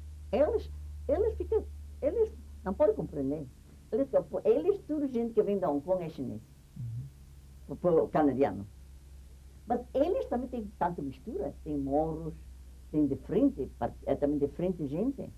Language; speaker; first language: Portuguese; non-native, fluent; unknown